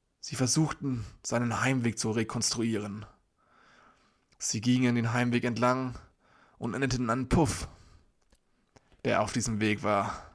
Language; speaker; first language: German; native; German